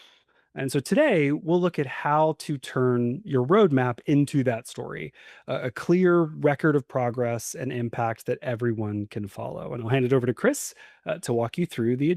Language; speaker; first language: English; native; English